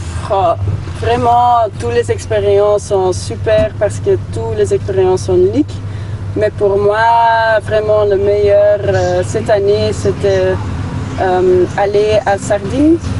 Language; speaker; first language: French; non-native, learner; Dutch